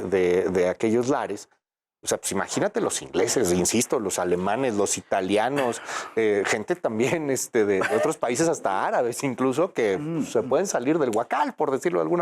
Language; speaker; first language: Spanish; native; Spanish